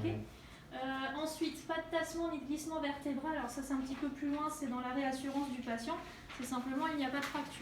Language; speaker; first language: French; native; French